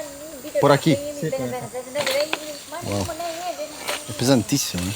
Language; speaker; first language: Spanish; non-native, learner; Italian